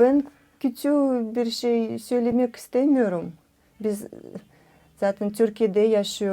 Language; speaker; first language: Turkish; non-native, learner; Russian